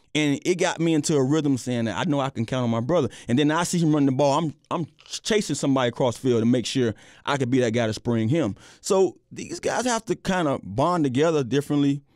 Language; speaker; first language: English; native; English